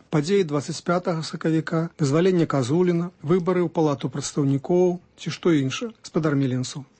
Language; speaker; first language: Belarusian; native; Belarusian